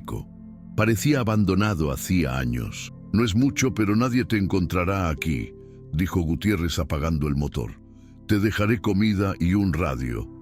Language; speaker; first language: Spanish; native; Spanish